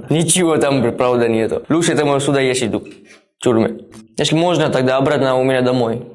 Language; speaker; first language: Russian; non-native, learner; Gujarati